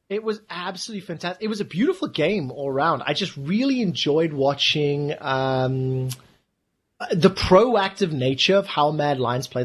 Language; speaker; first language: English; native; English